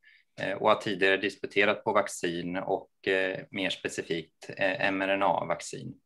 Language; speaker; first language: Swedish; native; Swedish